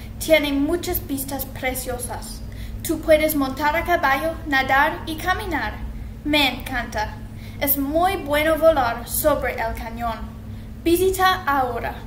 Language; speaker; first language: Spanish; non-native, learner; English